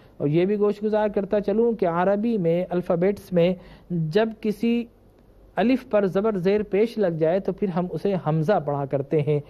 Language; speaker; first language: Urdu; native; Urdu